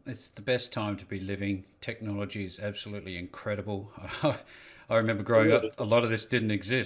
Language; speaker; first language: English; native; English